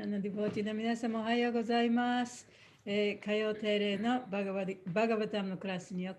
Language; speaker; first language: Japanese; native; Japanese